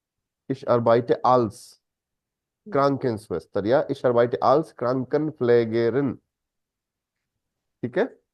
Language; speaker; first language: German; non-native, fluent; Hindi